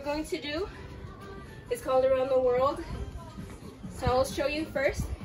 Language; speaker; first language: English; early bilingual, other home language; Spanish